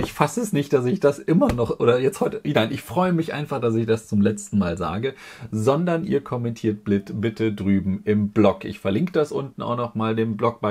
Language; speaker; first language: German; native; German